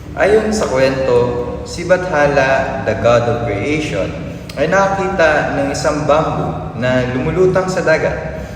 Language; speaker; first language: Filipino; native; Filipino